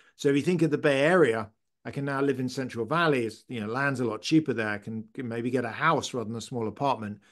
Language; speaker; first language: English; native; English